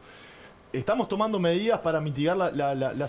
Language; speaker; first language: Spanish; native; Spanish